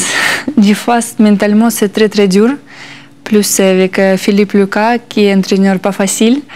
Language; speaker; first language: French; non-native, learner; Russian